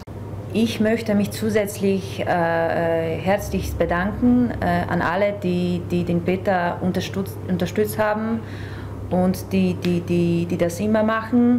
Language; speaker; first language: German; non-native, fluent; Polish